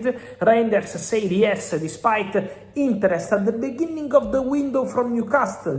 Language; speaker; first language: English; non-native, fluent; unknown